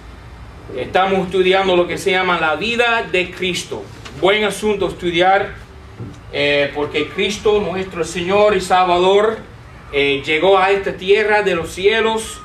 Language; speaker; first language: Spanish; non-native, fluent; English